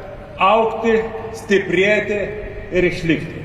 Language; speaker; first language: Lithuanian; native; Lithuanian